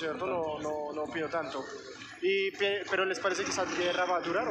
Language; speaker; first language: Spanish; non-native, fluent; French